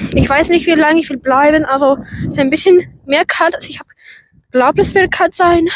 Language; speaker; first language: German; non-native, learner; English